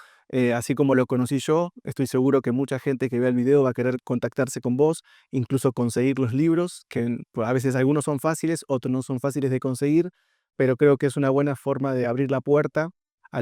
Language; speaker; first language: Spanish; native; Spanish